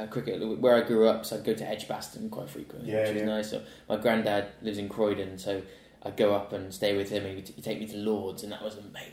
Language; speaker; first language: English; native; English